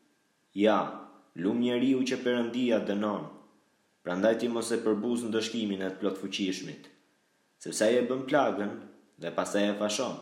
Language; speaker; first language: Albanian; native; Albanian